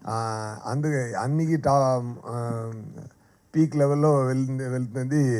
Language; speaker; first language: Telugu; non-native, local second language; Tamil